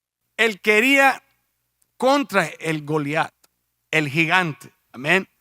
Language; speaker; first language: Spanish; early bilingual, heritage; Spanish